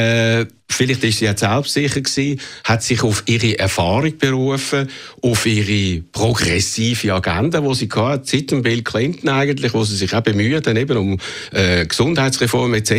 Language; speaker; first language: German; native; German